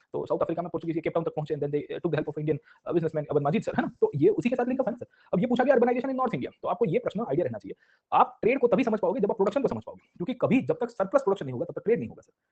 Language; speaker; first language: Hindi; non-native, local second language; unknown